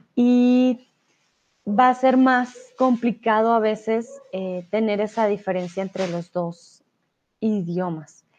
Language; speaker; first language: Spanish; native; Spanish